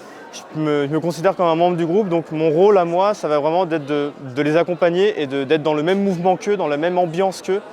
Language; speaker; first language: French; native; French